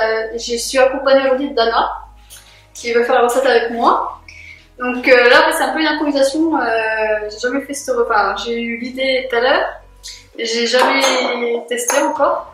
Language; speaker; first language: French; native; French